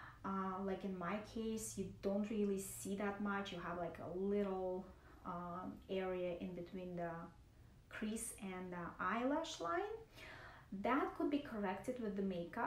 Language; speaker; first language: English; non-native, fluent; Russian